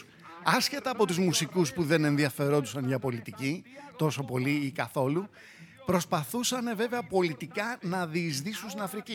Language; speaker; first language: Greek; native; Greek